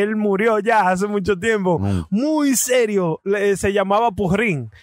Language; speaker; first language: Spanish; early bilingual, heritage; Spanish